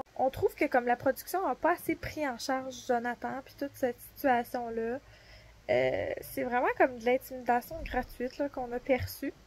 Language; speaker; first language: French; native; French